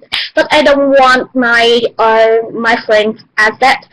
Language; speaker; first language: English; non-native, learner; Vietnamese